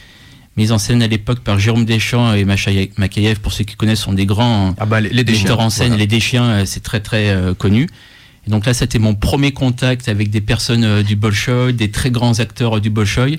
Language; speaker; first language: French; native; French